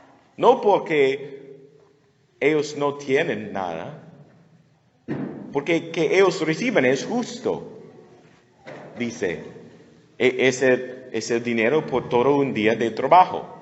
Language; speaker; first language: Spanish; non-native, learner; English